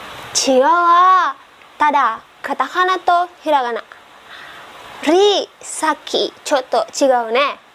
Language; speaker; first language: Japanese; non-native, learner; Indonesian